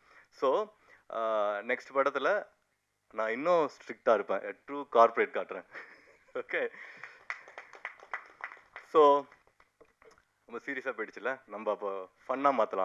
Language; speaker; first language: Tamil; native; Tamil